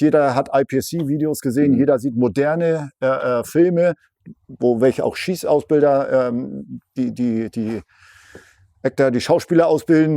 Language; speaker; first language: German; native; German